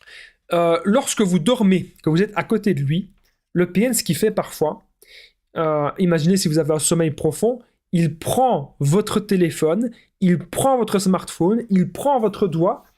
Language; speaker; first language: French; native; French